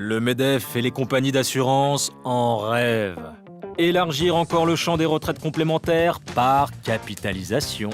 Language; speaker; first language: French; native; French